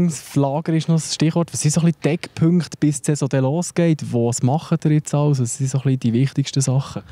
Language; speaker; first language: German; native; German